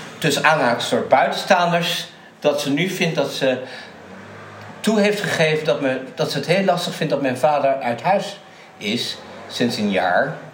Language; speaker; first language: Dutch; native; Dutch